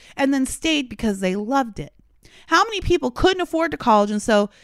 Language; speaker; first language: English; native; English